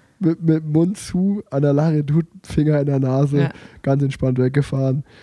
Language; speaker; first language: German; native; German